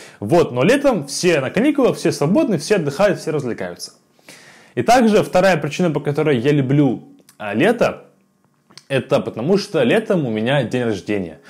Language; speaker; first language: Russian; native; Russian